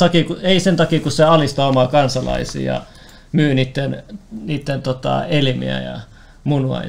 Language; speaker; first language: Finnish; native; Finnish